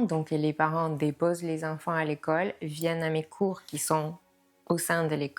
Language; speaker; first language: French; non-native, fluent; Spanish